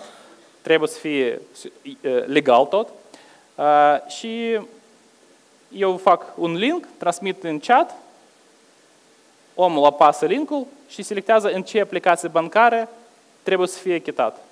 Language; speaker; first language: Romanian; non-native, local second language; Russian